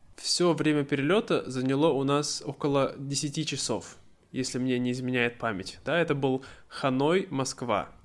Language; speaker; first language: Russian; native; Russian